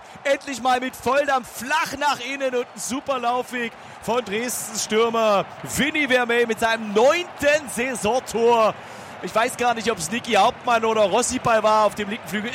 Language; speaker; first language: German; native; German